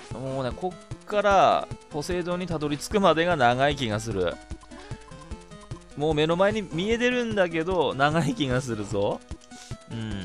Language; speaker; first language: Japanese; native; Japanese